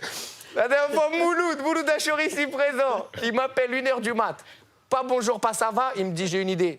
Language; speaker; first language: French; native; French